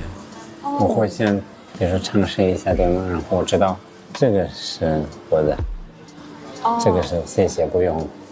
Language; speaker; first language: Chinese; early bilingual, heritage; English